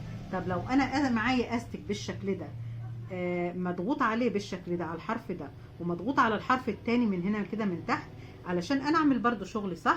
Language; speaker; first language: Arabic; native; Arabic